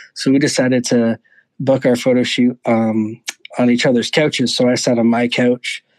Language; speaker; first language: English; native; English